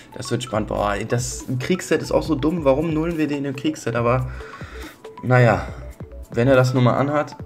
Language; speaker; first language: German; native; German